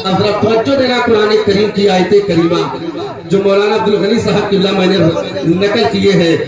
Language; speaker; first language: Urdu; native; Urdu